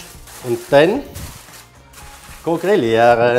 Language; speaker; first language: German; native; German